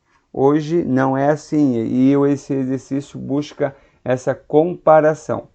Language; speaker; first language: Portuguese; native; Portuguese